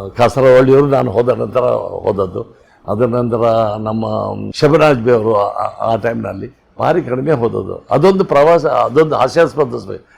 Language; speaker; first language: Kannada; non-native, local second language; Konkani